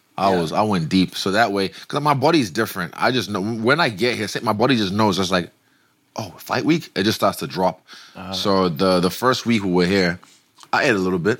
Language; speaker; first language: English; non-native, local second language; Yoruba